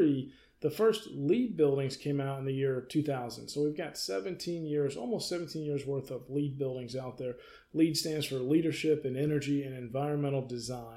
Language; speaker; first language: English; native; English